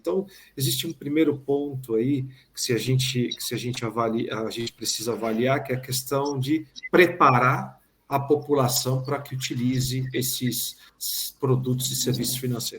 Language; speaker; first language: Portuguese; native; Portuguese